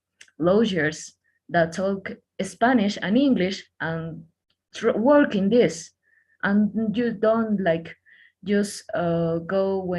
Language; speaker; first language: English; non-native, learner; Spanish